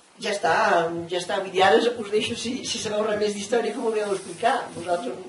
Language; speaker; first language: Catalan; native; Catalan